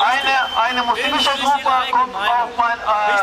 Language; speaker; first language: German; non-native, learner; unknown